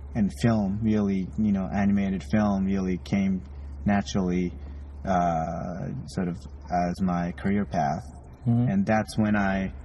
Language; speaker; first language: English; non-native, fluent; Japanese